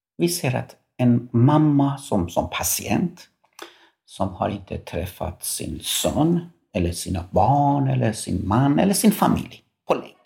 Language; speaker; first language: Swedish; non-native, fluent; Persian